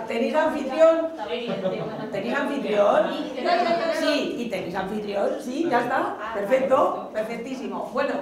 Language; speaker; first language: Spanish; native; Spanish